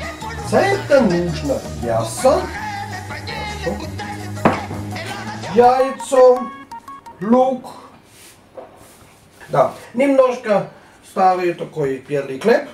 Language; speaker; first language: Russian; non-native, learner; German